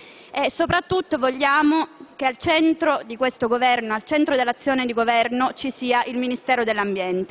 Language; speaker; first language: Italian; native; Italian